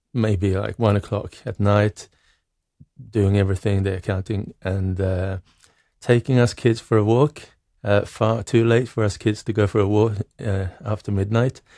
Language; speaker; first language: English; non-native, fluent; Swedish